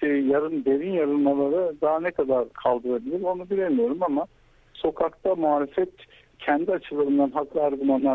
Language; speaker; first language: Turkish; native; Turkish